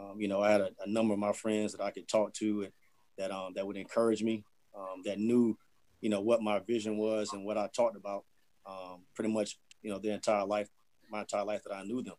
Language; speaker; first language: English; native; English